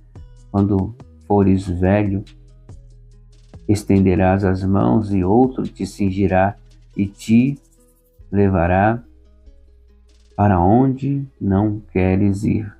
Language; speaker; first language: Portuguese; native; Portuguese